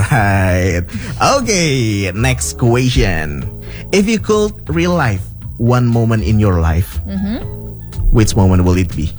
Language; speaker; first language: English; non-native, learner; Indonesian